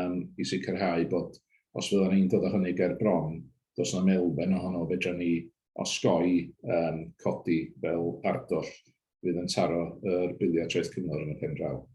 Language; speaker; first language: Welsh; native; Welsh